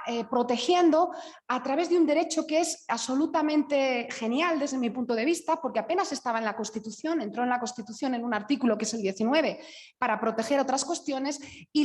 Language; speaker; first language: Spanish; native; Spanish